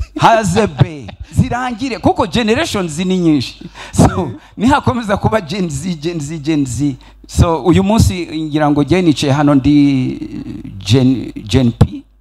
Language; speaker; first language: Kinyarwanda; early bilingual, heritage; Kinyarwanda